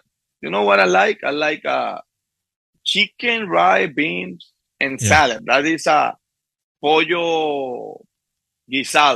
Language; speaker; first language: English; non-native, fluent; Spanish